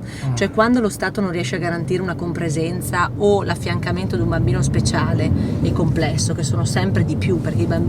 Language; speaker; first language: Italian; native; Italian